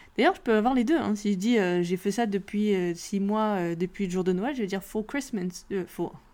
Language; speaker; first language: French; native; French